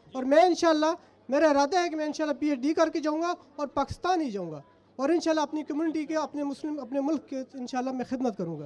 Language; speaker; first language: Urdu; non-native, local second language; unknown